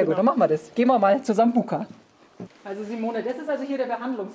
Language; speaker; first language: German; native; German